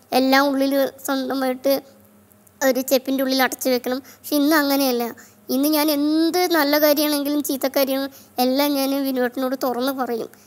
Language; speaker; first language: Malayalam; native; Malayalam